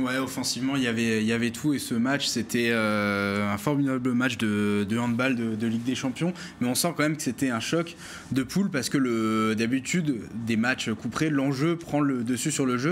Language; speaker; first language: French; native; French